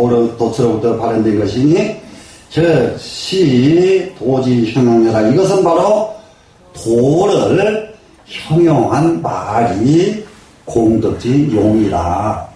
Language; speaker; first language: Korean; native; Korean